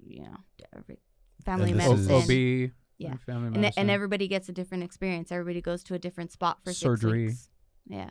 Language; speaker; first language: English; native; English